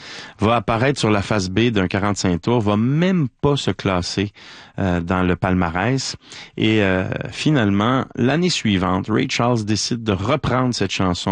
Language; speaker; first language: French; native; French